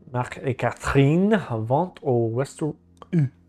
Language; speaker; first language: French; non-native, learner; English